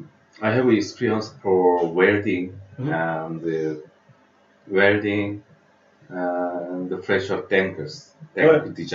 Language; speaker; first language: English; non-native, learner; Korean